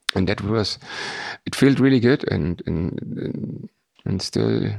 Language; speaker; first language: English; non-native, fluent; German